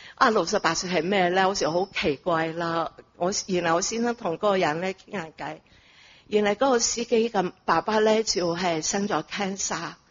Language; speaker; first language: Cantonese; non-native, fluent; Chinese